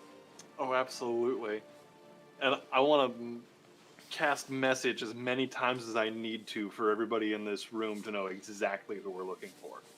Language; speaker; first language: English; native; English